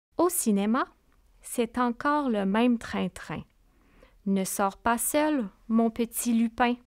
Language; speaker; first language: French; native; French